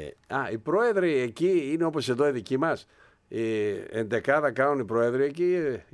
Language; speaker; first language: Greek; native; Greek